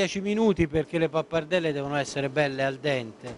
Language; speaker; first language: Italian; native; Italian